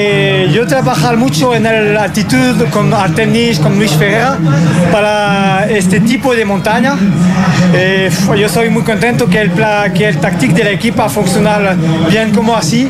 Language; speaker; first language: Spanish; non-native, learner; French